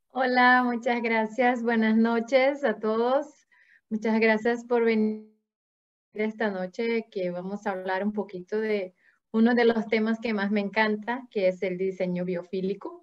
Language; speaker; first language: Spanish; non-native, fluent; Portuguese